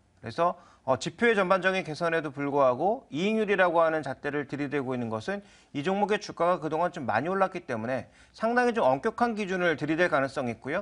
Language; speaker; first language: Korean; native; Korean